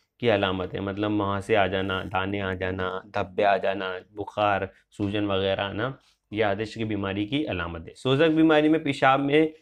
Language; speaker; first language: Urdu; native; Urdu